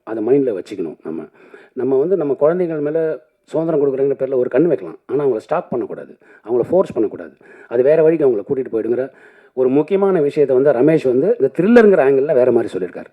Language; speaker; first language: Tamil; native; Tamil